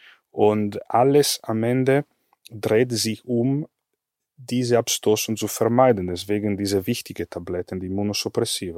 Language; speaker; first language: German; non-native, fluent; Italian